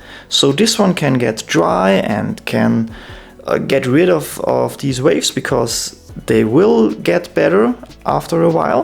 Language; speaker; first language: English; non-native, fluent; German